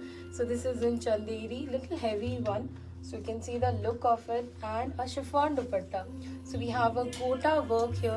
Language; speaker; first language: English; non-native, local second language; Hindi